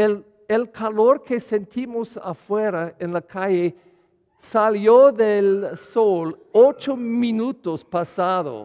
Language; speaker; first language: Spanish; non-native, learner; English